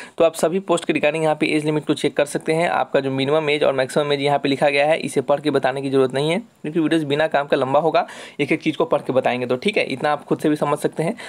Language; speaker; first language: Hindi; native; Hindi